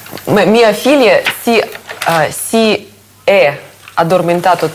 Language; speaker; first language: Italian; non-native, learner; Russian